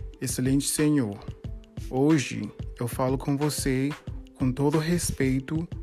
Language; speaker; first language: Portuguese; non-native, learner; English